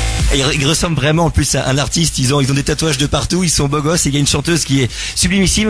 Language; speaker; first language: French; native; French